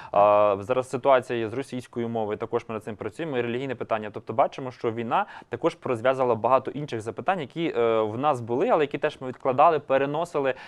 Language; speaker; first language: Ukrainian; native; Ukrainian